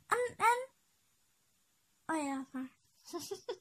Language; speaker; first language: Dutch; early bilingual, other home language; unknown